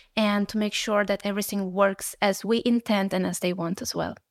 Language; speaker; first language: English; non-native, fluent; Uzbek